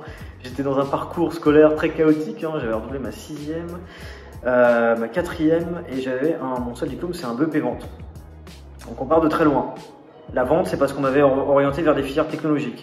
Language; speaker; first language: French; native; French